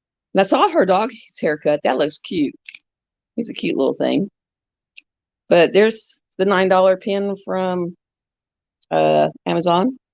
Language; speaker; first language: English; native; English